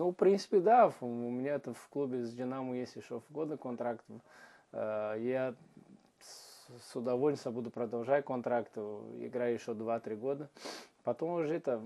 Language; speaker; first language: Russian; non-native, learner; Portuguese